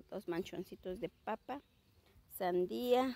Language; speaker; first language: Spanish; native; Spanish